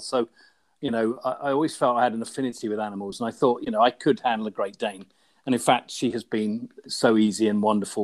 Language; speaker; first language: English; native; English